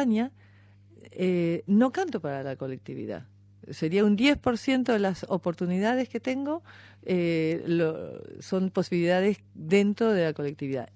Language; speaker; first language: Spanish; native; Spanish